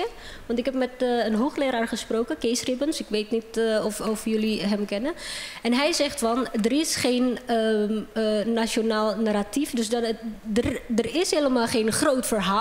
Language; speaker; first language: Dutch; non-native, fluent; Indonesian